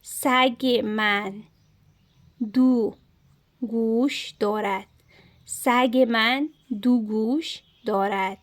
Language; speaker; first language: Persian; non-native, learner; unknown